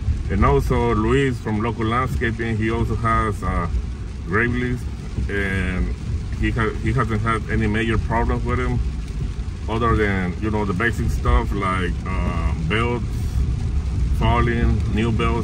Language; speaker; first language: English; early bilingual, other home language; Spanish